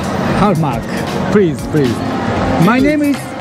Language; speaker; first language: English; non-native, learner; Japanese